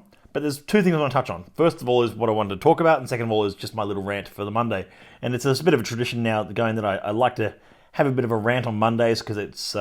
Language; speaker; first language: English; native; English